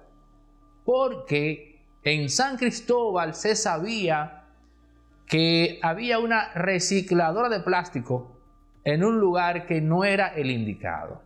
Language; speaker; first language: Spanish; native; Spanish